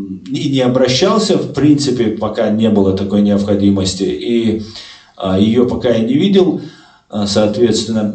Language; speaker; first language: Russian; non-native, local second language; Chechen